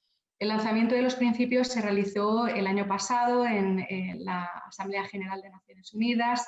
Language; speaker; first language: Spanish; native; Spanish